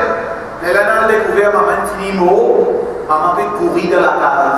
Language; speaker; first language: French; non-native, local second language; Morisyen